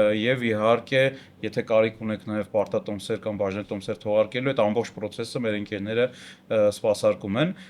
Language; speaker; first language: Armenian; native; Armenian